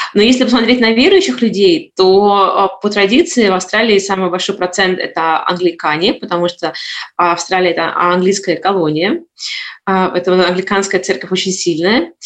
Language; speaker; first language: Russian; native; Russian